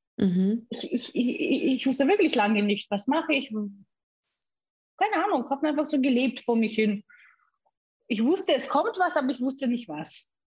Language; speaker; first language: German; non-native, fluent; Russian